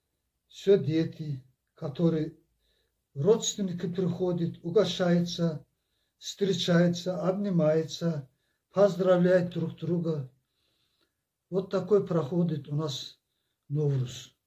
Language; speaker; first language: Russian; non-native, local second language; Azerbaijani